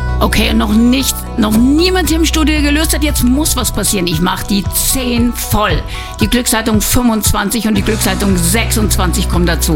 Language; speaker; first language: German; native; German